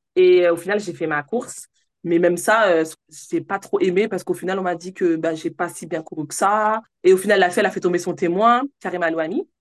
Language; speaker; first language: French; native; French